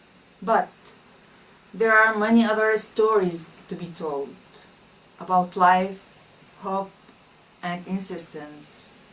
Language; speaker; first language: English; non-native, fluent; Arabic